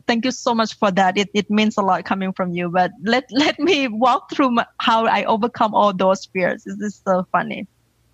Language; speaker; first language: English; non-native, fluent; Thai